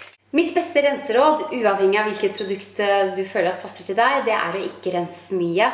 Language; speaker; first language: Norwegian; native; Norwegian